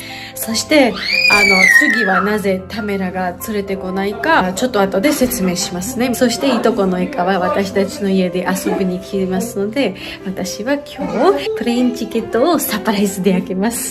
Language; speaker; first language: Japanese; non-native, learner; Georgian